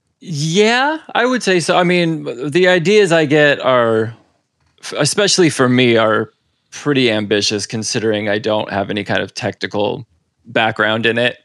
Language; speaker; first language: English; native; English